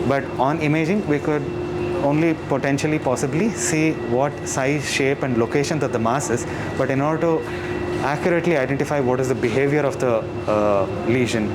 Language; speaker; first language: English; non-native, local second language; Kannada